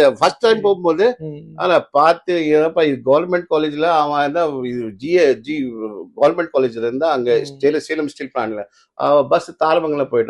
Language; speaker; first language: Tamil; non-native, fluent; Hindi